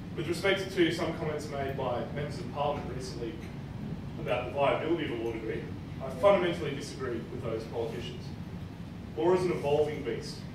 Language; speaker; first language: English; native; English